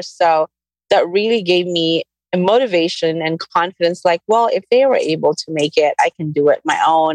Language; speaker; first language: English; non-native, local second language; Cebuano